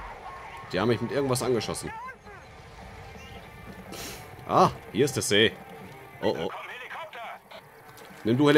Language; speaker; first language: German; native; German